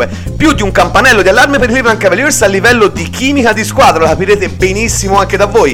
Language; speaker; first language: Italian; native; Italian